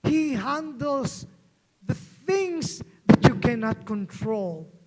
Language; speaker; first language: English; non-native, local second language; Filipino